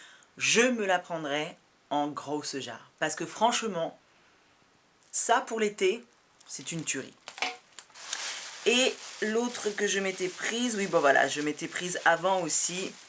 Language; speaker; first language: French; native; French